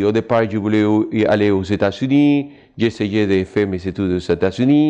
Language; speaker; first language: French; non-native, fluent; Spanish